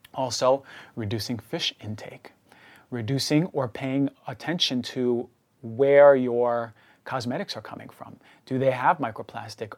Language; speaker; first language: English; native; English